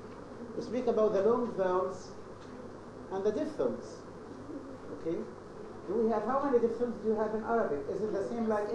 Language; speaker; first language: English; non-native, fluent; Arabic